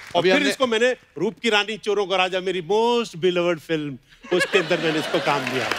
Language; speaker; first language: Hindi; native; Hindi